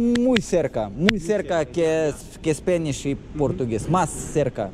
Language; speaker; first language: Spanish; non-native, learner; Russian